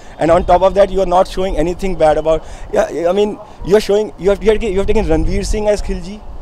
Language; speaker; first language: English; non-native, local second language; Hindi